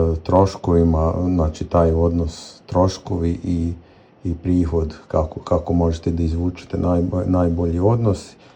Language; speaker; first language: Croatian; native; Croatian